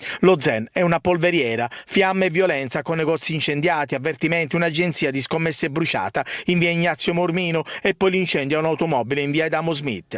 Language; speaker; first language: Italian; native; Italian